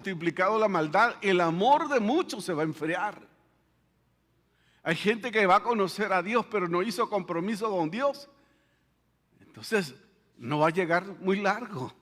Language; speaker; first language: Spanish; native; Spanish